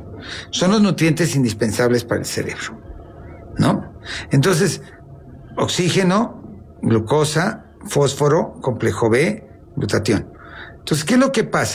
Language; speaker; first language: Spanish; native; Spanish